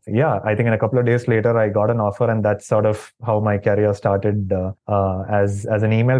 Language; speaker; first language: English; non-native, local second language; Tamil